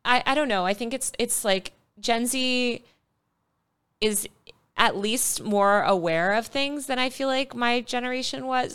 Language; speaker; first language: English; native; English